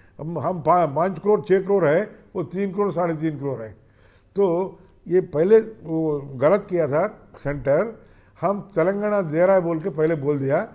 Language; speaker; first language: Hindi; non-native, local second language; Telugu